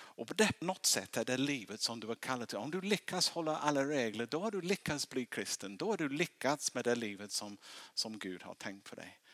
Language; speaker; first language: Swedish; non-native, fluent; English